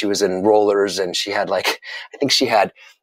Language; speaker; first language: English; native; English